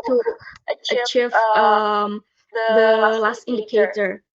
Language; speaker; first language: English; non-native, learner; Indonesian